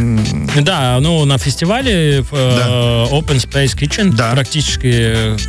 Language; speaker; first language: Russian; non-native, local second language; Latvian